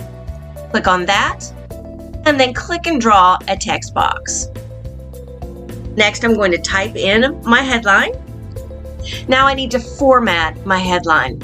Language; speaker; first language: English; native; English